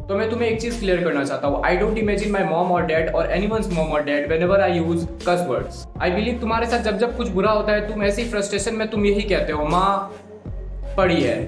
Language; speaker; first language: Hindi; non-native, local second language; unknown